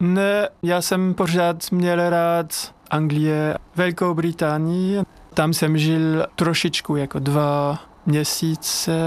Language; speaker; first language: Czech; non-native, fluent; French